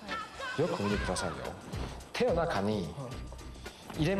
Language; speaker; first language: Japanese; non-native, fluent; Chinese